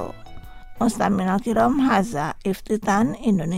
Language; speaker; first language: Arabic; non-native, fluent; Indonesian